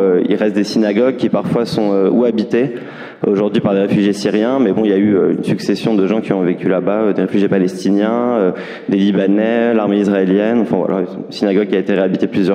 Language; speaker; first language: French; native; French